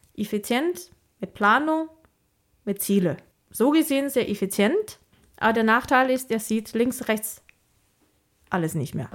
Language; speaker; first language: German; non-native, fluent; Chinese